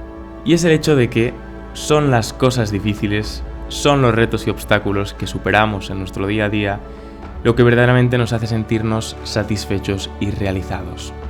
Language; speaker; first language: Spanish; native; Spanish